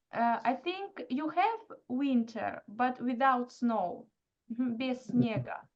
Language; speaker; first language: English; non-native, fluent; Russian